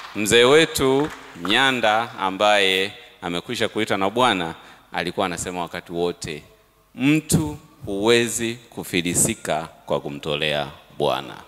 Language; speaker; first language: Swahili; native; Swahili